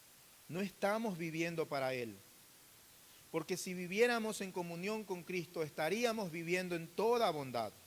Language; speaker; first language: Spanish; native; Spanish